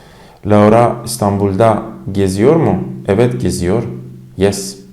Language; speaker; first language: Turkish; non-native, fluent; Persian